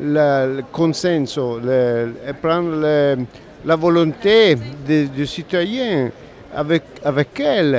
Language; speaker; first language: French; non-native, learner; Italian